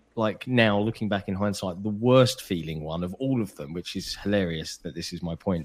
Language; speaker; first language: English; native; English